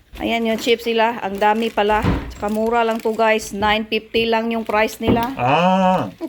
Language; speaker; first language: Filipino; non-native, local second language; Cebuano